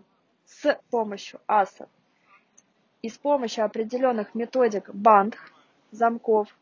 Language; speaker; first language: Russian; native; Russian